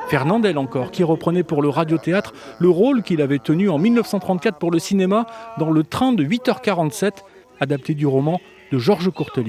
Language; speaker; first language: French; native; French